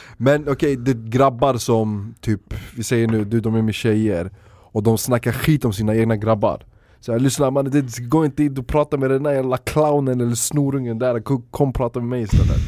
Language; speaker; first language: Swedish; early bilingual, other home language; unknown